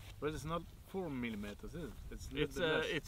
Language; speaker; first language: English; non-native, fluent; Swedish